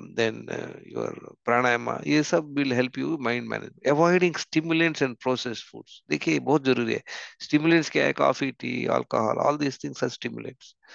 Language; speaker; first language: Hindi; non-native, local second language; Telugu